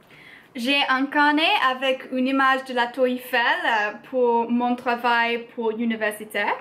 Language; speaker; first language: French; non-native, learner; English